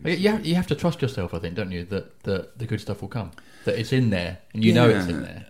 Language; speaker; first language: English; native; English